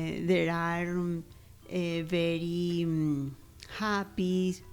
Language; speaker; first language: English; non-native, learner; Spanish